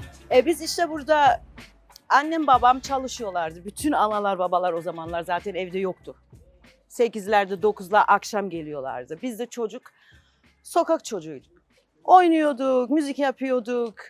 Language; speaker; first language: Turkish; non-native, fluent; Albanian